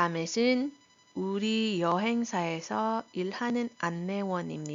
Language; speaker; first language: Korean; non-native, fluent; Iloko